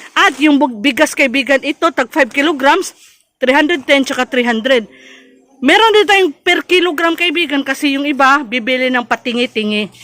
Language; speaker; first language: Filipino; non-native, local second language; Cebuano